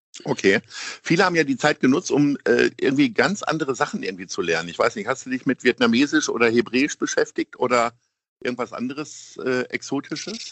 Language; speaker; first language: German; native; German